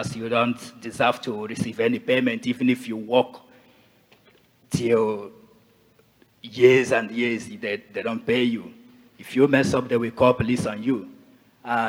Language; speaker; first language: English; non-native, local second language; Igbo